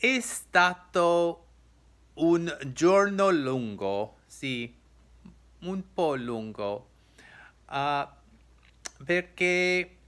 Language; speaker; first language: Italian; non-native, learner; English